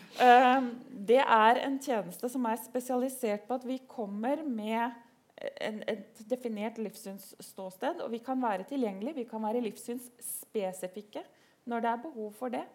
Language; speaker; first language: Norwegian; native; Norwegian